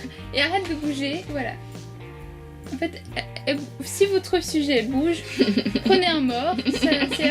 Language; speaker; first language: French; native; French